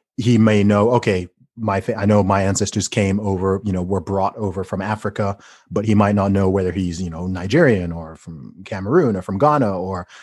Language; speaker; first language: English; native; English